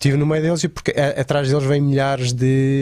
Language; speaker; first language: Portuguese; native; Portuguese